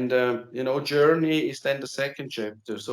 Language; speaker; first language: English; non-native, fluent; German